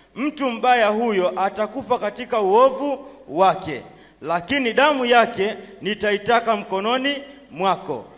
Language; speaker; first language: Swahili; native; Swahili